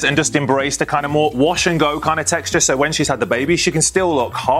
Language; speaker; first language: English; native; English